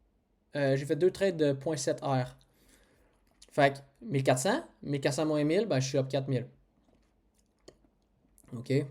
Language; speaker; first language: French; native; French